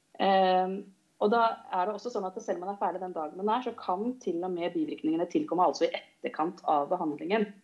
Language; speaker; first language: Norwegian; native; Norwegian